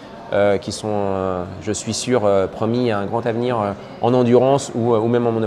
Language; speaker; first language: French; native; French